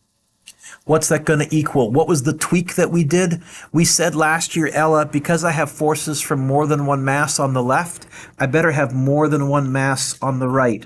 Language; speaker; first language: English; native; English